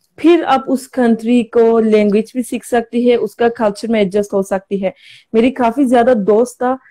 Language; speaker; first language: Hindi; non-native, learner; Turkish